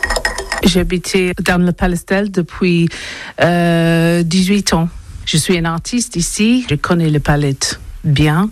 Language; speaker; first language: French; non-native, learner; English